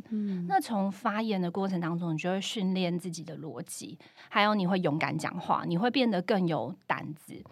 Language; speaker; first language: Chinese; native; Chinese